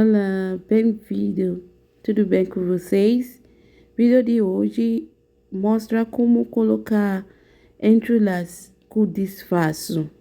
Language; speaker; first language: Portuguese; non-native, learner; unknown